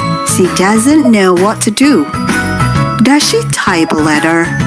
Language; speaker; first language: English; non-native, learner; Indonesian